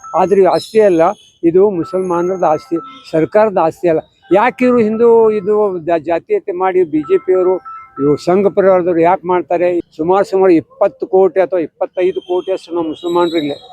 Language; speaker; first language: Kannada; non-native, local second language; Urdu